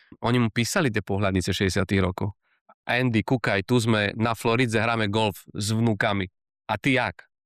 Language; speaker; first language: Slovak; native; Slovak